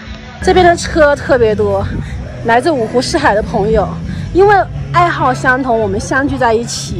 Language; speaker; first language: Chinese; native; Chinese